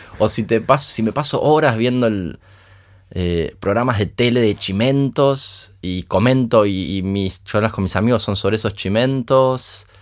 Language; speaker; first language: Spanish; early bilingual, other home language; Portuguese